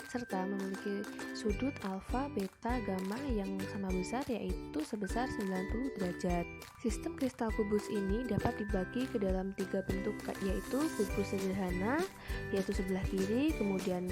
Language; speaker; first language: Indonesian; native; Indonesian